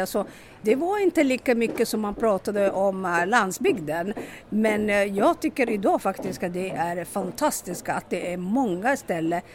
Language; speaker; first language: Swedish; non-native, local second language; Somali